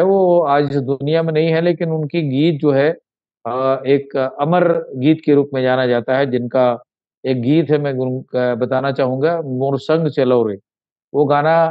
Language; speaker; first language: Hindi; native; Hindi